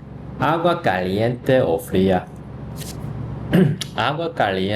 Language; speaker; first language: Spanish; non-native, learner; English